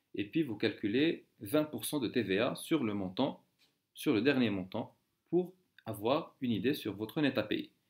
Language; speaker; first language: French; non-native, local second language; Arabic